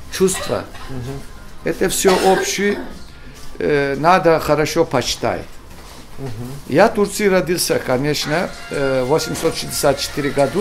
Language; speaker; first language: Russian; non-native, learner; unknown